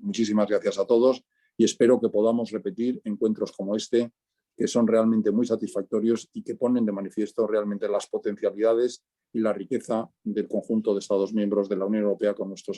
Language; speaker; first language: Spanish; native; Spanish